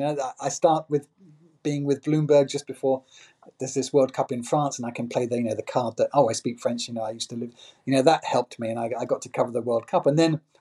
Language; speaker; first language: English; native; English